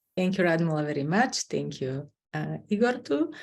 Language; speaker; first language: English; non-native, fluent; Macedonian